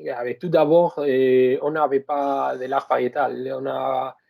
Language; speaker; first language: French; non-native, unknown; Spanish